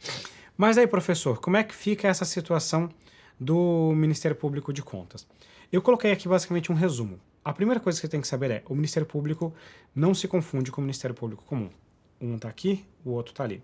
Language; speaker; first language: Portuguese; native; Portuguese